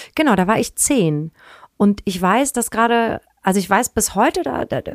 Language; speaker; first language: German; native; German